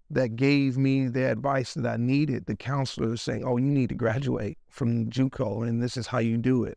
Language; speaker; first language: English; native; English